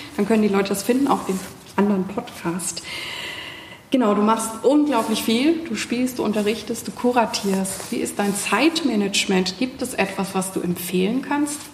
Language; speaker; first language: German; native; German